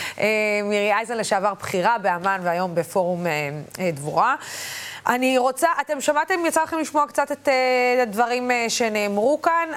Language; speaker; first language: Hebrew; non-native, local second language; Arabic